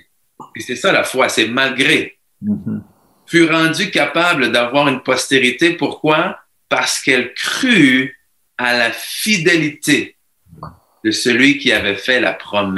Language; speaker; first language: French; native; French